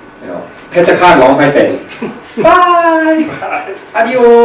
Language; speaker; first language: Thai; early bilingual, heritage; Thai